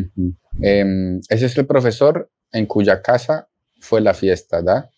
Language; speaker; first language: Spanish; non-native, fluent; Russian